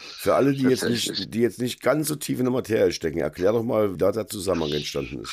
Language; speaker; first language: German; native; German